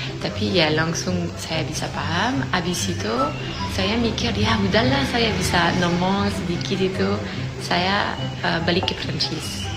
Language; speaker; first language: Indonesian; non-native, fluent; French